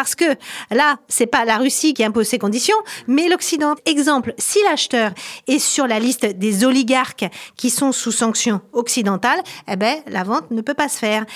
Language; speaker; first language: French; native; French